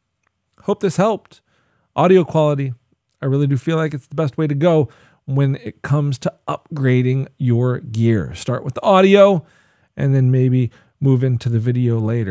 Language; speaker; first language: English; native; English